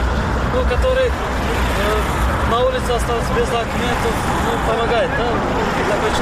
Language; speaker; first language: Russian; non-native, learner; Tajik